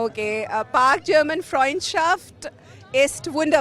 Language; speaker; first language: German; non-native, learner; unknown